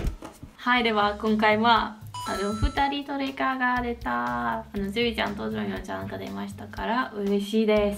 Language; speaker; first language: Japanese; non-native, learner; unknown